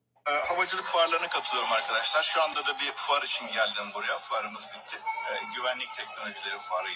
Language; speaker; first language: Turkish; native; Turkish